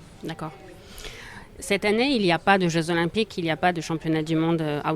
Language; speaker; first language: French; native; French